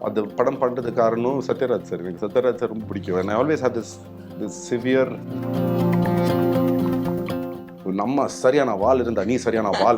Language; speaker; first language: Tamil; non-native, local second language; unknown